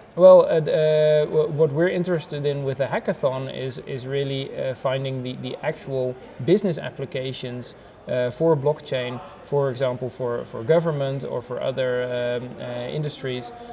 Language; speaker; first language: English; non-native, fluent; Dutch